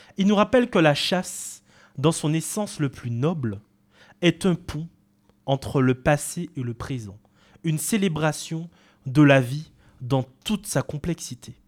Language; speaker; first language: French; native; French